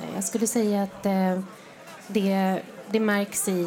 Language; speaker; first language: Swedish; native; Swedish